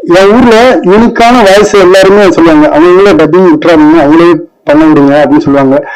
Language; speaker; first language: Tamil; native; Tamil